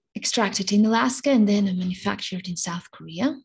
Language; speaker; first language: English; non-native, fluent; Russian